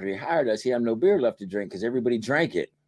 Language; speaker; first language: English; native; English